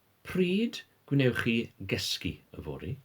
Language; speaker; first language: Welsh; non-native, fluent; English